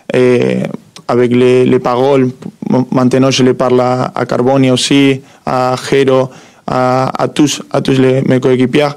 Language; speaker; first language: French; non-native, fluent; Spanish